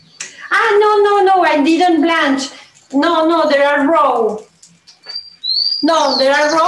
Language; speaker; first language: English; non-native, learner; Spanish